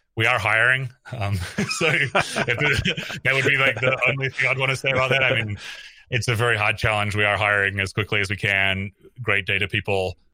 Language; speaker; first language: English; native; English